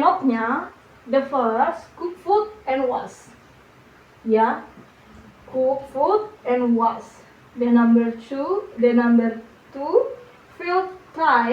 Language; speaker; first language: English; non-native, learner; Indonesian